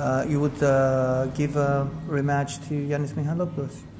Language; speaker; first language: English; non-native, fluent; Greek